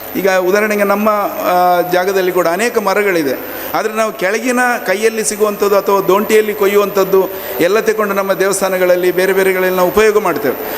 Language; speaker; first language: Kannada; non-native, local second language; Konkani